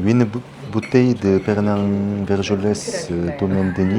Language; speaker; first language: French; non-native, fluent; Korean